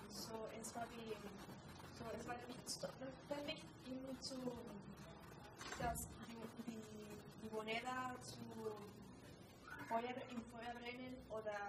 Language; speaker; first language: German; non-native, learner; Spanish